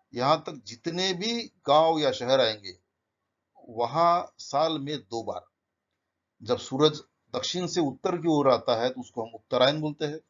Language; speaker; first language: Hindi; non-native, local second language; Marathi